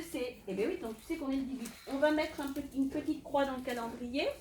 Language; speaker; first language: French; native; French